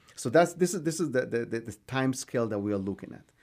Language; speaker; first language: English; non-native, fluent; Hebrew